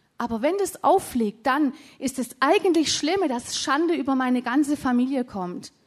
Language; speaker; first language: German; native; German